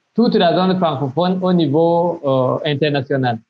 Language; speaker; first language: French; non-native, local second language; Rundi